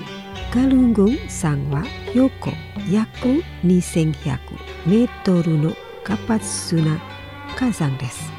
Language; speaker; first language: Japanese; non-native, fluent; Indonesian